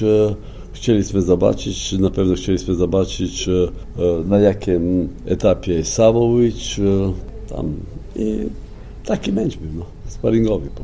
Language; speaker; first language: Polish; non-native, fluent; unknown